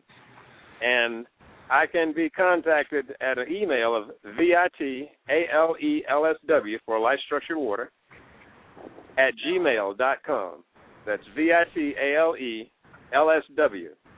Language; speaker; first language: English; native; English